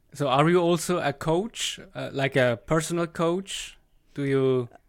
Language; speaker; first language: English; non-native, fluent; Swiss German